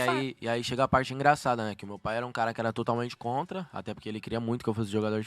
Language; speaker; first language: Portuguese; native; Portuguese